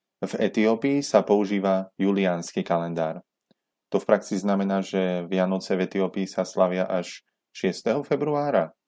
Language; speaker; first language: Slovak; native; Slovak